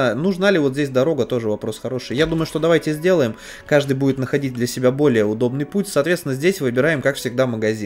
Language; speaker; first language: Russian; native; Russian